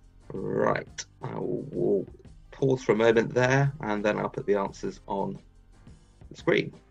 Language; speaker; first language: English; native; English